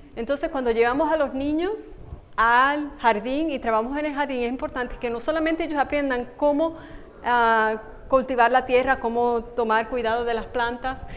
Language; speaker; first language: Spanish; native; Spanish